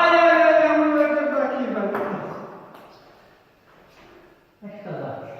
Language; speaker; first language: Turkish; non-native, learner; Mongolian